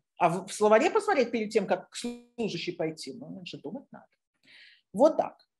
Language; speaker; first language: Russian; native; Russian